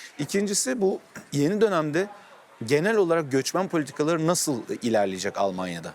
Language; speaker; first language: Turkish; native; Turkish